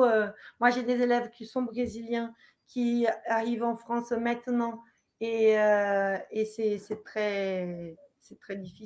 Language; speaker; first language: French; non-native, fluent; Portuguese